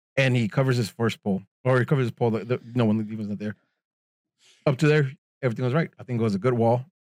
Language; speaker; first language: English; early bilingual, other home language; Spanish